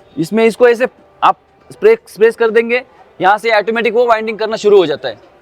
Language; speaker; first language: Hindi; non-native, local second language; Marathi